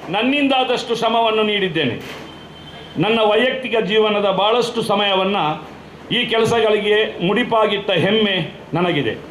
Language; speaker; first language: Kannada; non-native, local second language; Konkani